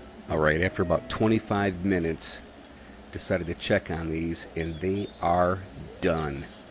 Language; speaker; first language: English; native; English